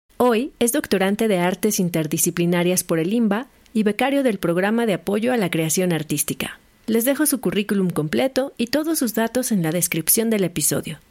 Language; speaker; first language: Spanish; native; Spanish